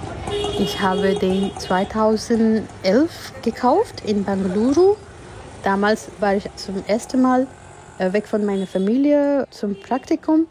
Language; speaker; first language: German; non-native, fluent; Gujarati